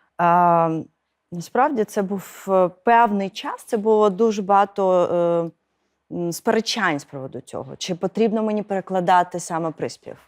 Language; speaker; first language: Ukrainian; non-native, local second language; Russian